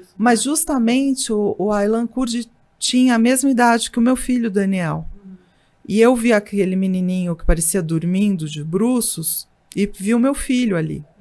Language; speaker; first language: Portuguese; native; Portuguese